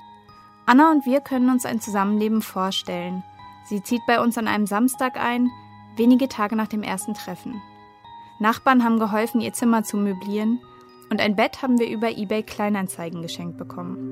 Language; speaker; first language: German; native; German